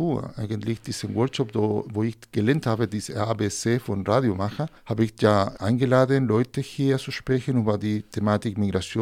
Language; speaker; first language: German; non-native, fluent; Spanish